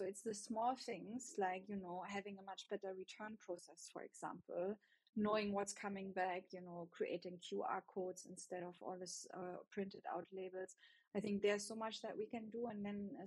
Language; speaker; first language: English; non-native, fluent; German